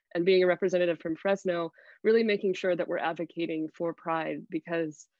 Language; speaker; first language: English; native; English